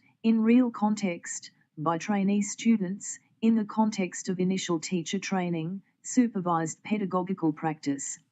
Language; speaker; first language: English; non-native, fluent; Portuguese